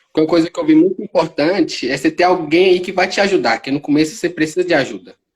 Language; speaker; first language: Portuguese; native; Portuguese